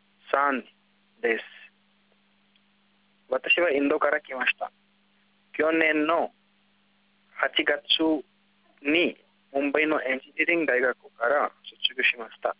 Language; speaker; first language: Japanese; non-native, learner; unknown